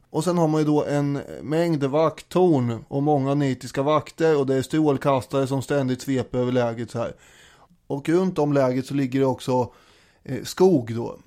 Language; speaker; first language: Swedish; native; Swedish